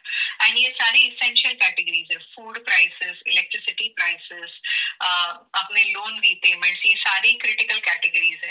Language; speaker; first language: Hindi; native; Hindi